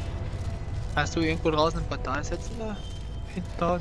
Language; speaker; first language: German; native; German